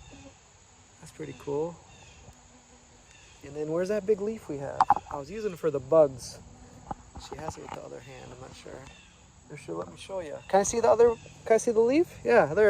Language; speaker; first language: English; native; English